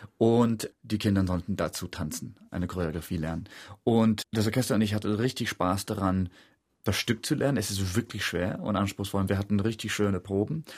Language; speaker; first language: German; non-native, fluent; English